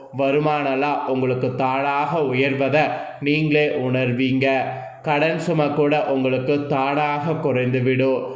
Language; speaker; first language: Tamil; native; Tamil